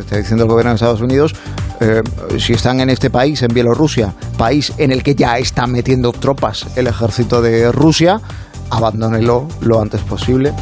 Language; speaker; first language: Spanish; native; Spanish